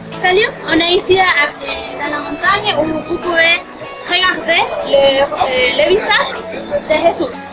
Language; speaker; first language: French; non-native, learner; Spanish